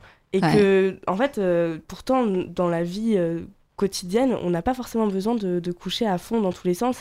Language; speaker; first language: French; native; French